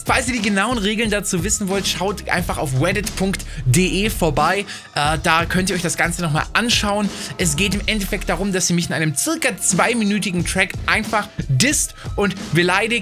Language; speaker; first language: German; native; German